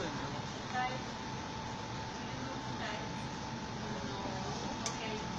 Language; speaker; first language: English; non-native, learner; Spanish